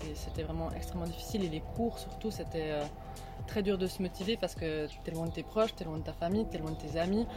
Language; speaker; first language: French; native; French